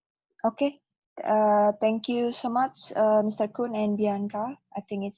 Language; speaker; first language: English; non-native, fluent; Indonesian